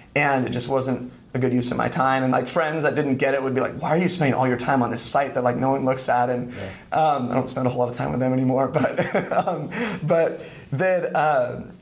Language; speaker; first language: English; native; English